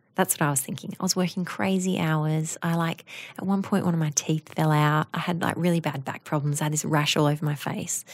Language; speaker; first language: English; native; English